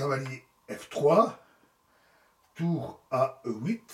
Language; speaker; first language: French; native; French